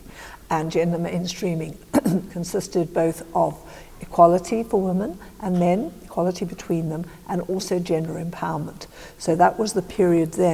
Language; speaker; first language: English; native; English